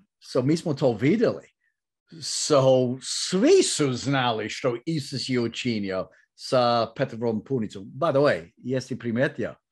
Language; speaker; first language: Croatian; early bilingual, heritage; Croatian